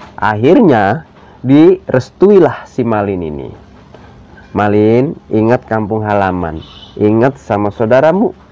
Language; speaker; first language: Indonesian; native; Indonesian